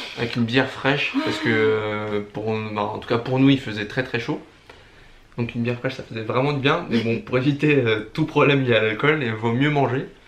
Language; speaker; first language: French; native; French